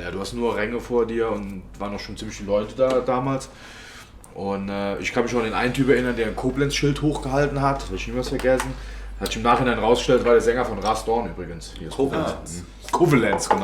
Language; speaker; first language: German; native; German